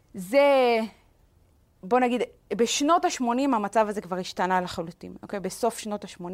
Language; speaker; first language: Hebrew; native; Hebrew